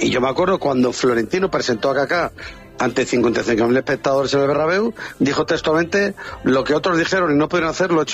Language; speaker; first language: Spanish; native; Spanish